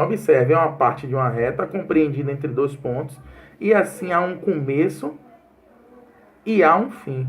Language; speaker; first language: Portuguese; native; Portuguese